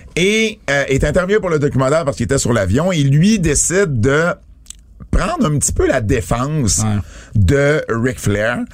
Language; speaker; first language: French; native; French